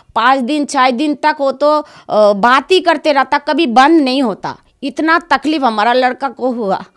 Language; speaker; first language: Hindi; non-native, local second language; Bangla